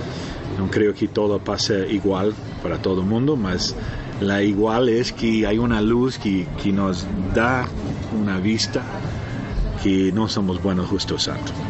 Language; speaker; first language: Spanish; non-native, fluent; Portuguese